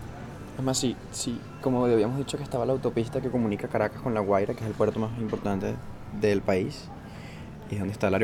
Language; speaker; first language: Spanish; native; Spanish